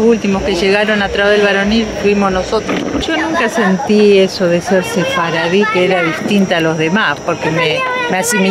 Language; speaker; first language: Spanish; early bilingual, other home language; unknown